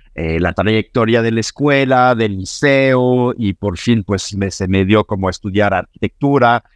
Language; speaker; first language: Spanish; non-native, fluent; French